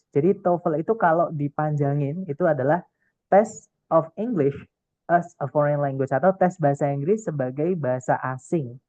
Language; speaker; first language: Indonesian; non-native, local second language; Javanese